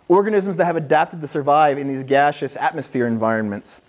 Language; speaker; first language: English; native; English